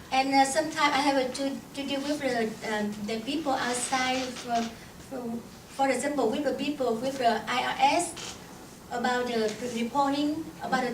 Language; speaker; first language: English; non-native, learner; Vietnamese